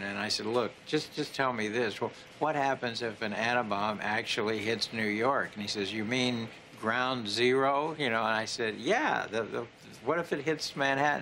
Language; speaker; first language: English; native; English